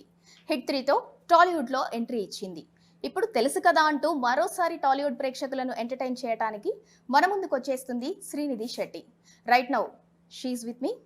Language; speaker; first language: Telugu; native; Telugu